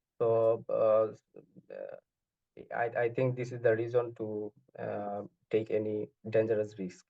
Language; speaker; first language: English; non-native, learner; Bangla